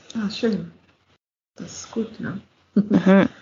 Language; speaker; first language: German; non-native, fluent; English